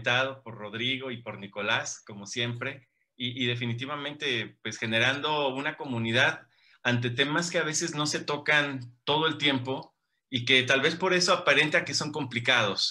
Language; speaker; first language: Spanish; native; Spanish